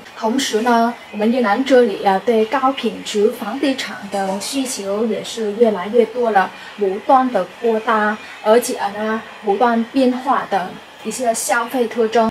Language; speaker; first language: Chinese; non-native, fluent; Vietnamese